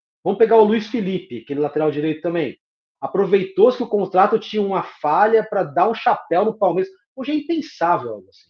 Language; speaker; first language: Portuguese; native; Portuguese